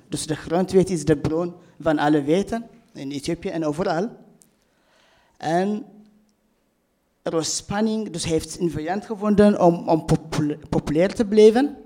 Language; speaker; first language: Dutch; non-native, fluent; Tigrinya